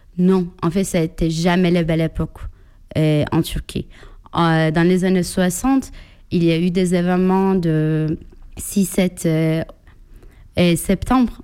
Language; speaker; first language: French; non-native, fluent; Turkish